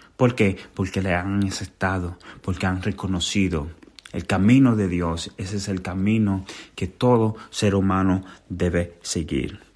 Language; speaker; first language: Spanish; native; Spanish